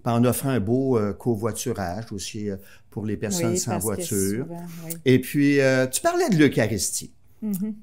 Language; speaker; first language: French; native; French